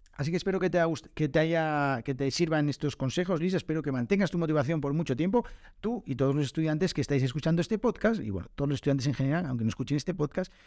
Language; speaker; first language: Spanish; native; Spanish